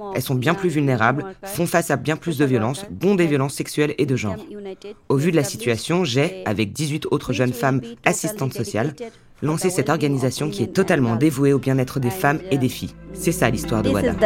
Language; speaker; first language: French; non-native, fluent; Bangla